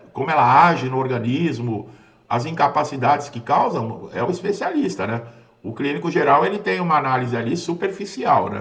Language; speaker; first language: Portuguese; native; Portuguese